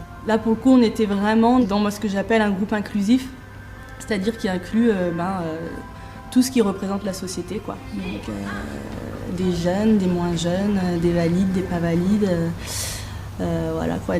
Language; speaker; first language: French; native; French